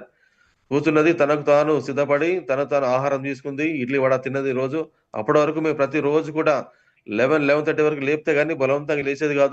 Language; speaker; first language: Telugu; native; Telugu